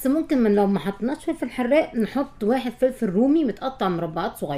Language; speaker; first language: Arabic; native; Arabic